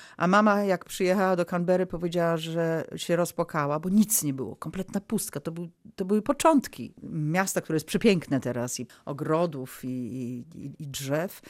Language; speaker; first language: Polish; early bilingual, heritage; Polish